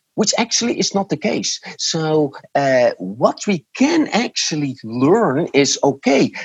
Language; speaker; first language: English; non-native, fluent; Dutch